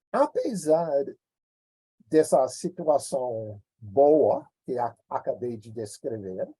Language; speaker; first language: Portuguese; non-native, fluent; English